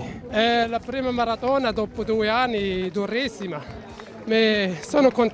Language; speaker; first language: Italian; non-native, learner; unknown